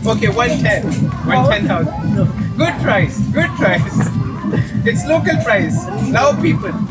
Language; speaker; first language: English; non-native, local second language; Urdu